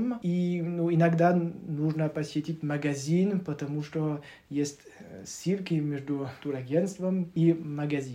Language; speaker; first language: Russian; non-native, learner; French